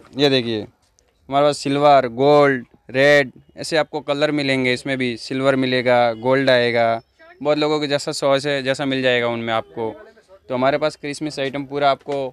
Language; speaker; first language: Hindi; non-native, local second language; Urdu